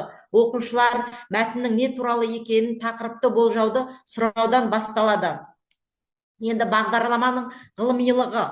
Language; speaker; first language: Kazakh; native; Kazakh